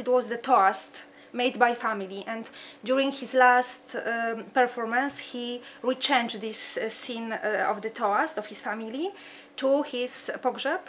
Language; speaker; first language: English; non-native, fluent; Polish